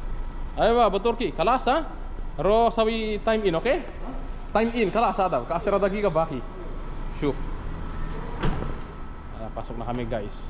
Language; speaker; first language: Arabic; non-native, learner; Filipino